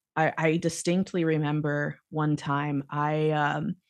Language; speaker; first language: English; native; English